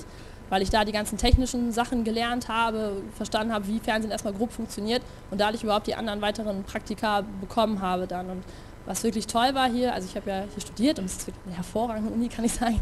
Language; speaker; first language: German; native; German